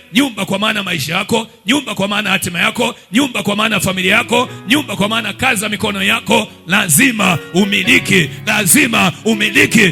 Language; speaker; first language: Swahili; native; Swahili